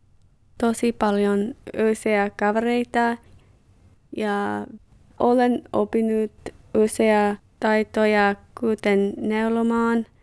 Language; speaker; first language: Finnish; non-native, learner; English